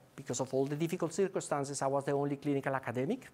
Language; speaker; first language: English; non-native, fluent; Spanish